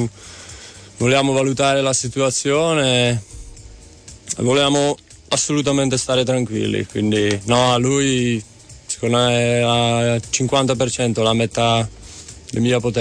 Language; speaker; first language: Italian; non-native, fluent; Czech